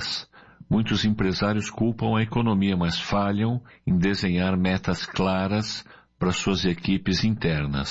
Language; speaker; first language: Portuguese; native; Portuguese